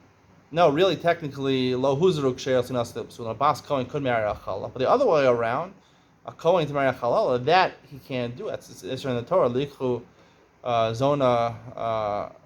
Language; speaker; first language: English; native; English